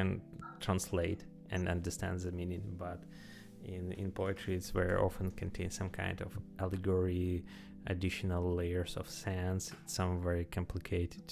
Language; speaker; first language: English; non-native, learner; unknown